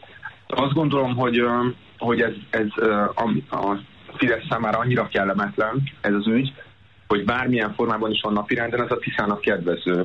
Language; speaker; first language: Hungarian; native; Hungarian